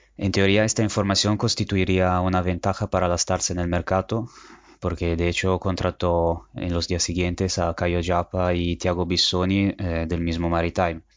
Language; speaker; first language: Spanish; non-native, fluent; Italian